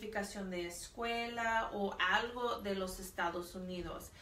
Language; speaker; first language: Spanish; non-native, fluent; English